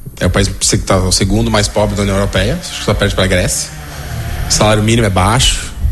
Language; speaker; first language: Portuguese; native; Portuguese